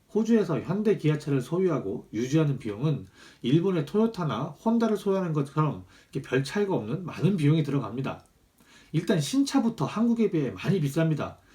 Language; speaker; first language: Korean; native; Korean